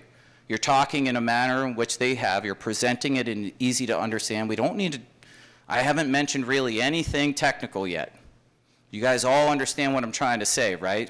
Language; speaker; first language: English; native; English